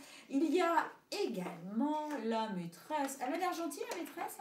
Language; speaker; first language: French; native; French